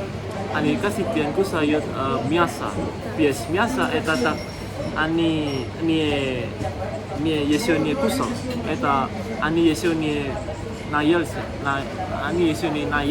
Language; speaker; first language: Russian; non-native, learner; Indonesian